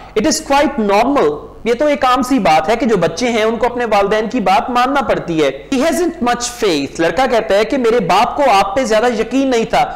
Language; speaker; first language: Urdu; non-native, local second language; Punjabi